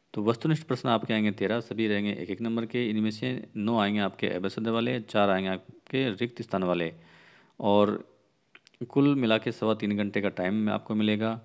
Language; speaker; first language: Hindi; native; Hindi